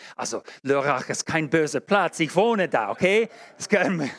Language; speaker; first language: German; non-native, learner; English